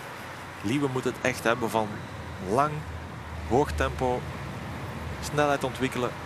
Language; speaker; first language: Dutch; native; Dutch